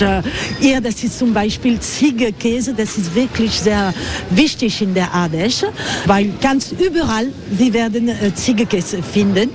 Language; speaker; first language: German; non-native, learner; French